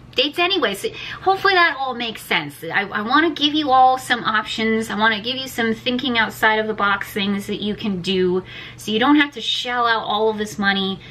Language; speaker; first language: English; native; English